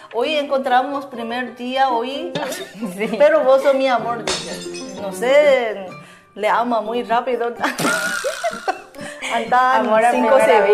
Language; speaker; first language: Spanish; non-native, learner; Korean